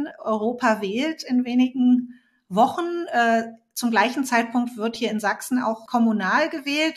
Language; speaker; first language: German; native; German